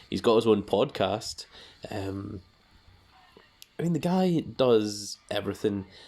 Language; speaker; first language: English; native; English